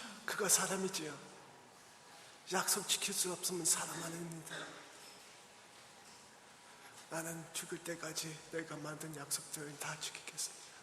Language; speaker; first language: Korean; early bilingual, heritage; English